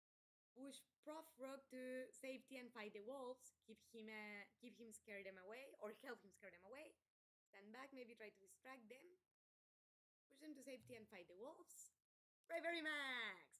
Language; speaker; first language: English; non-native, fluent; Spanish